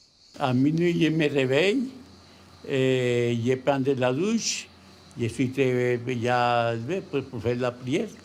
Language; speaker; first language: French; non-native, learner; Spanish